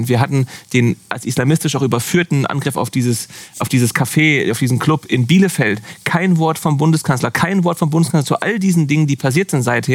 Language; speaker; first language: German; native; German